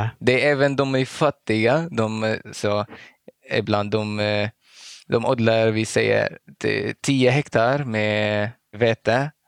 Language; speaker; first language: Swedish; non-native, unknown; Arabic